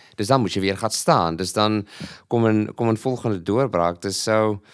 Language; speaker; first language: Dutch; non-native, fluent; English